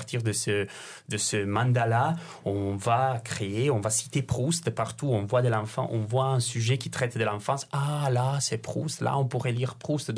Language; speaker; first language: French; non-native, fluent; Italian